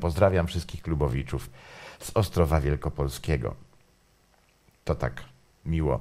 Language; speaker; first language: Polish; native; Polish